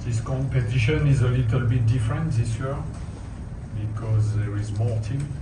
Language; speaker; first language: English; non-native, fluent; French